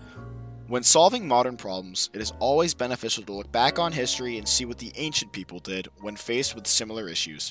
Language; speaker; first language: English; native; English